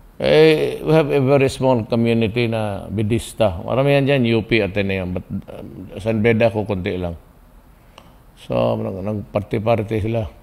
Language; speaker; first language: Filipino; non-native, local second language; Cebuano